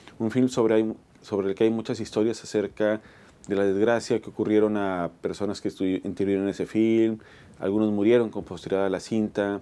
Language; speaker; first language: Spanish; native; Spanish